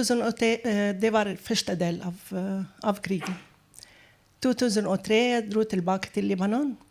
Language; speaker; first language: Norwegian; non-native, fluent; Arabic